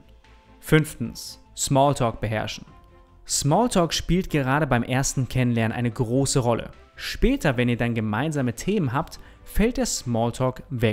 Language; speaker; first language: German; native; German